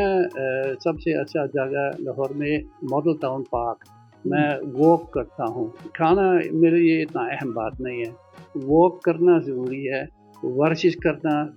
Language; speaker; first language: Hindi; non-native, fluent; Dutch